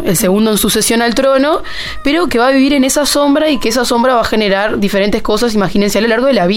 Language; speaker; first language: Spanish; native; Spanish